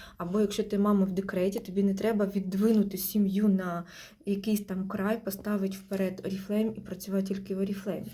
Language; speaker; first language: Ukrainian; non-native, local second language; Russian